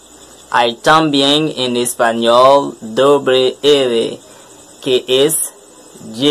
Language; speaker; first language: Spanish; non-native, learner; French